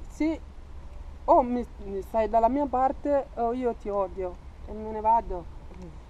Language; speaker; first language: Italian; non-native, fluent; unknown